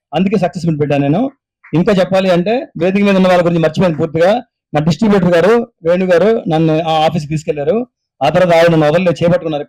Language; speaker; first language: Telugu; native; Telugu